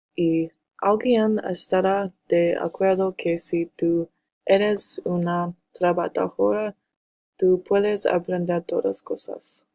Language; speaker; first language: Spanish; non-native, learner; English